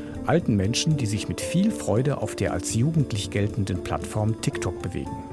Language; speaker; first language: German; native; German